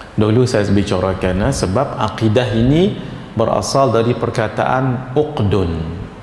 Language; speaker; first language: Malay; native; Malay